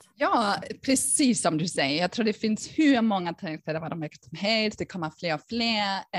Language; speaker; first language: Swedish; non-native, fluent; German